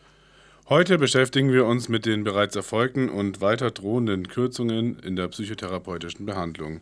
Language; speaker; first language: German; native; German